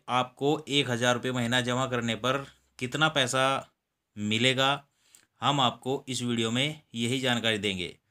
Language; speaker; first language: Hindi; native; Hindi